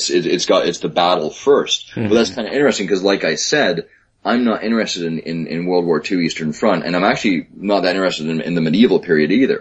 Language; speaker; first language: English; native; English